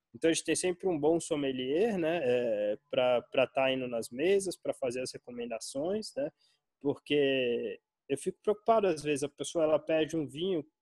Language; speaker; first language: Portuguese; native; Portuguese